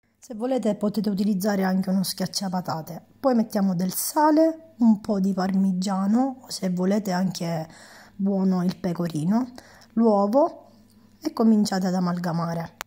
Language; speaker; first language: Italian; native; Italian